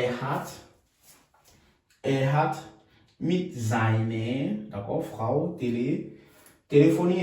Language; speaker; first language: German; non-native, fluent; French